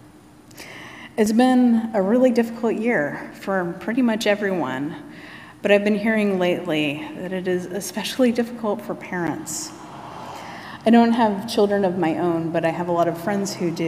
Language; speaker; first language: English; native; English